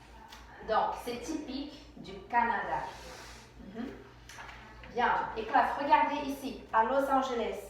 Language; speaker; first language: French; non-native, fluent; English